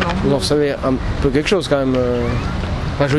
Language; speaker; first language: French; native; French